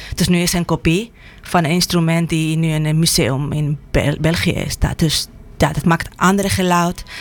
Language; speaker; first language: Dutch; non-native, fluent; Spanish